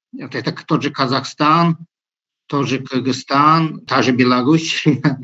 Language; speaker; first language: Russian; non-native, local second language; Azerbaijani